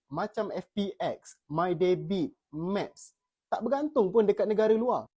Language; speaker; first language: Malay; native; Malay